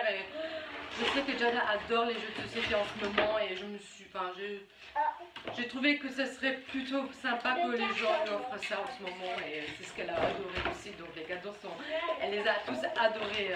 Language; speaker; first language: French; native; French